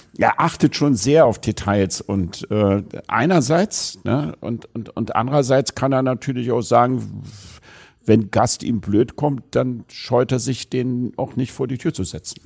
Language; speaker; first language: German; native; German